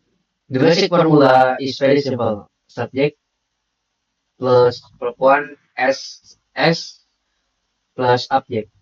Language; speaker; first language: English; non-native, learner; Indonesian